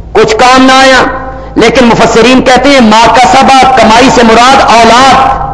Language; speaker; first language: Urdu; non-native, local second language; Punjabi